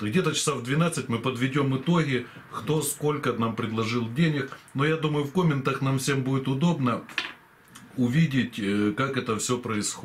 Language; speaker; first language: Russian; native; Russian